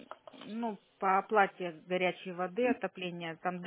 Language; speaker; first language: Russian; native; Russian